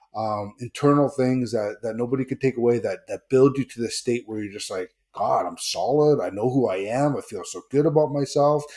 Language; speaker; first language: English; native; English